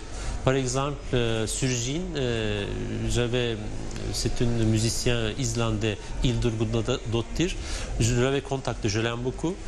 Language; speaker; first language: French; non-native, fluent; Turkish